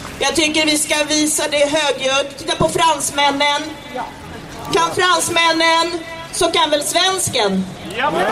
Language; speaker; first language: Swedish; early bilingual, other home language; Czech